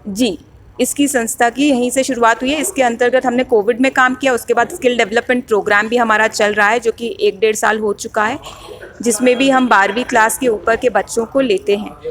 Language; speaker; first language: Hindi; native; Hindi